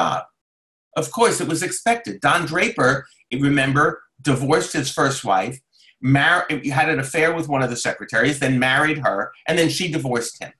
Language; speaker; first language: English; native; English